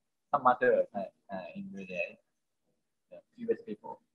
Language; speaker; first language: English; non-native, learner; Japanese